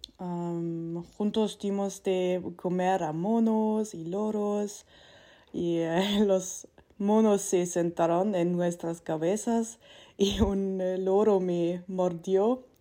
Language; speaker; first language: Spanish; non-native, learner; German